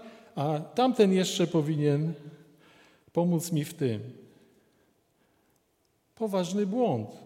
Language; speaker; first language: Polish; native; Polish